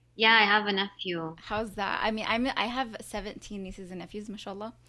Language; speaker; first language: English; non-native, fluent; Arabic